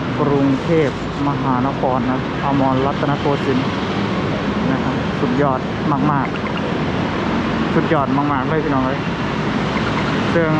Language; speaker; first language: Thai; non-native, local second language; Northeastern Thai